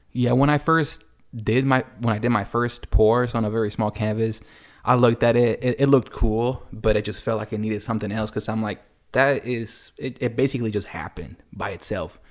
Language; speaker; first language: English; early bilingual, other home language; Spanish